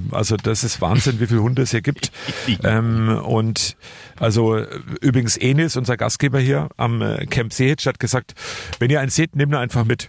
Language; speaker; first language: German; native; German